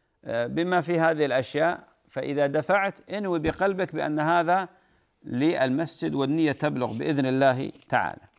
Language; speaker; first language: Arabic; native; Arabic